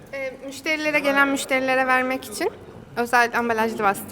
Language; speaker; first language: Turkish; native; Turkish